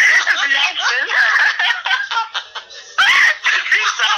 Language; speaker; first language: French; non-native, local second language; Arabic